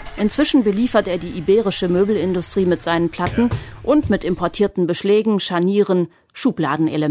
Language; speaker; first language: German; native; German